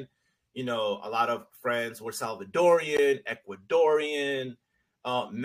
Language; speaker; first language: English; early bilingual, other home language; Spanish